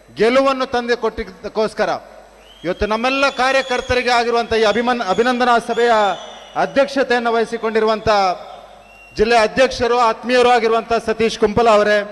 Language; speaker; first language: Kannada; non-native, local second language; Tulu